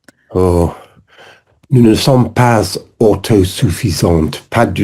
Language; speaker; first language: French; non-native, learner; English